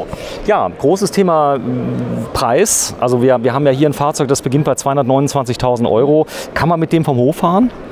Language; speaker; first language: German; native; German